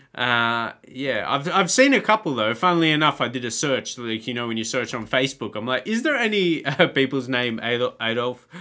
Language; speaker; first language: English; native; English